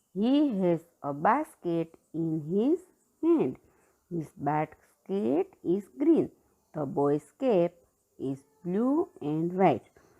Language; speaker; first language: English; non-native, local second language; Gujarati